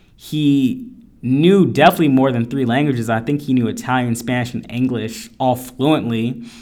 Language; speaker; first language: English; native; English